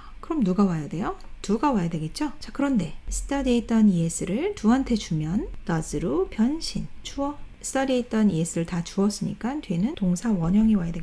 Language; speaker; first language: Korean; native; Korean